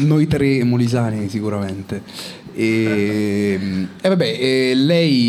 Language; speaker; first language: Italian; native; Italian